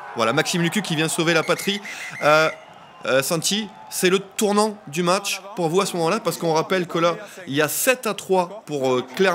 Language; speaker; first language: French; native; French